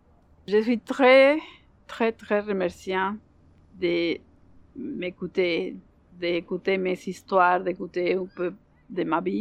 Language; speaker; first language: French; non-native, learner; Spanish